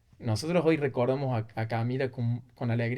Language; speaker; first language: Spanish; native; Spanish